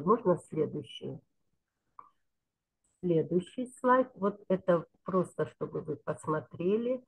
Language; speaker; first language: Russian; non-native, local second language; Kyrgyz